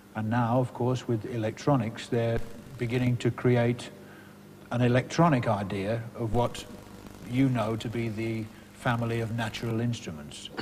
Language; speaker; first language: English; native; English